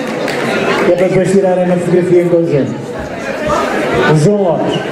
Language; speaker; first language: Portuguese; native; Portuguese